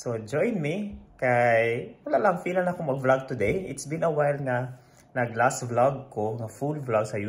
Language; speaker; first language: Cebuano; non-native, local second language; Filipino